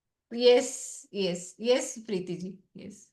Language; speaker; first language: Hindi; native; Hindi